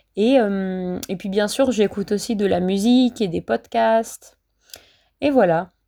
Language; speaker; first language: French; native; French